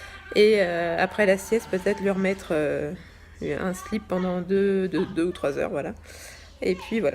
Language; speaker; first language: French; native; French